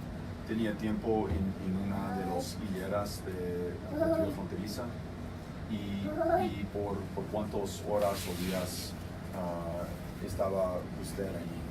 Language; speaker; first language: Spanish; non-native, fluent; English